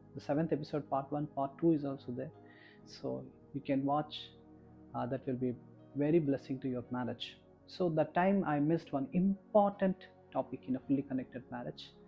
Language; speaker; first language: English; non-native, local second language; Kannada